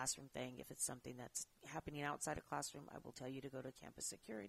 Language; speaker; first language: English; native; English